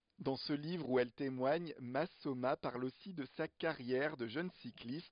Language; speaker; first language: French; native; French